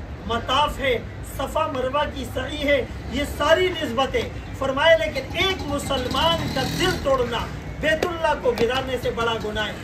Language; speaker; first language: Urdu; native; Urdu